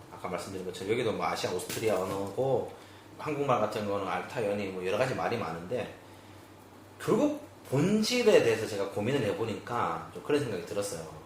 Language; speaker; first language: Korean; native; Korean